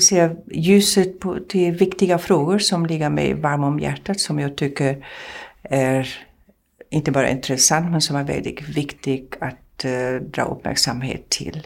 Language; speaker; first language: Swedish; non-native, fluent; German